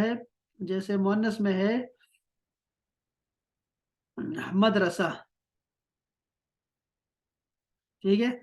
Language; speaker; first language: Urdu; native; Urdu